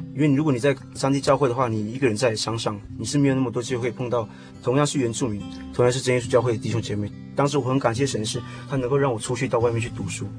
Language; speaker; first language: Chinese; native; Chinese